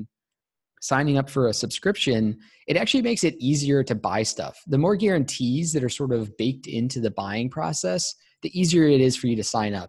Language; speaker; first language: English; native; English